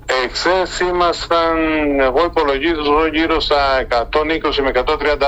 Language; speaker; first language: Greek; early bilingual, heritage; Spanish